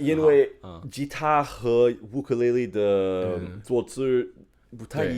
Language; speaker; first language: Chinese; non-native, fluent; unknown